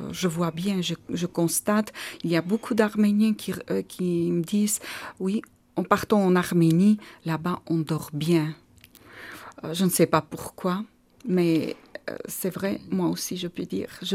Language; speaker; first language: French; non-native, fluent; Armenian